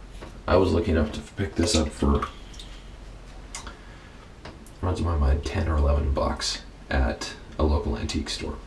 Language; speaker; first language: English; native; English